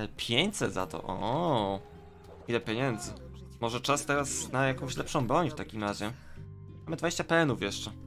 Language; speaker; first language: Polish; native; Polish